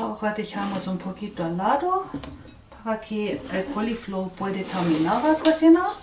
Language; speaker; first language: Spanish; non-native, fluent; Swedish